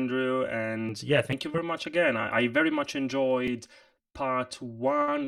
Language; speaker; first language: English; non-native, fluent; Italian